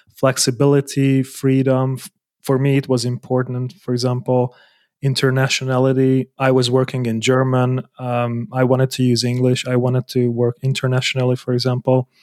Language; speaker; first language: English; non-native, fluent; Hungarian